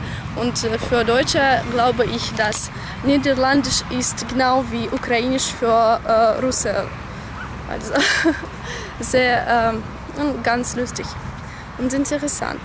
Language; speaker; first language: German; non-native, learner; Russian